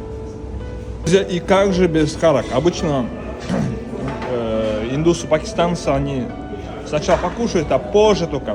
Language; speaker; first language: Russian; non-native, local second language; Kyrgyz